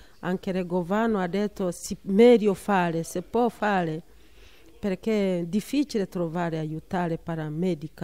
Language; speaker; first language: Italian; non-native, learner; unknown